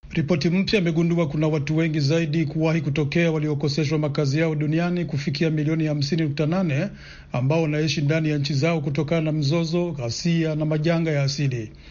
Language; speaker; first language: Swahili; non-native, local second language; Rundi